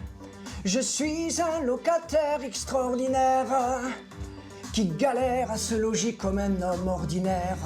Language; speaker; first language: French; native; French